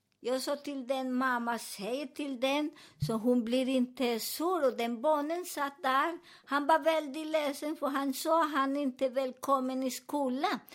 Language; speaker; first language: Swedish; non-native, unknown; Spanish